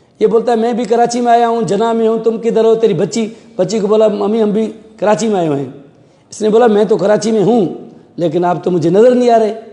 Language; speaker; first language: Urdu; non-native, local second language; Sindhi